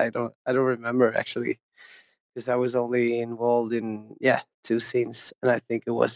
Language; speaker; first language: English; non-native, fluent; Swedish